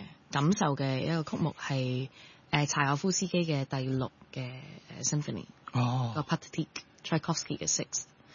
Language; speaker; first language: Cantonese; native; Cantonese